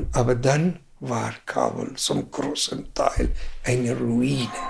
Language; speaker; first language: German; non-native, fluent; Persian